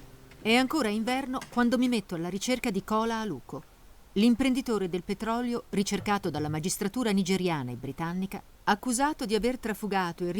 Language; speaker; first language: Italian; native; Italian